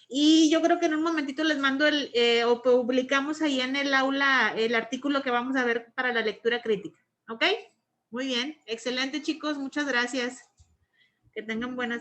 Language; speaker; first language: Spanish; native; Spanish